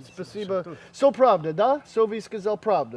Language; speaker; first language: Russian; non-native, learner; English